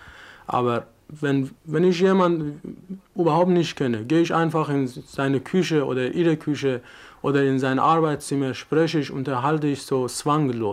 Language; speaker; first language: German; non-native, fluent; Persian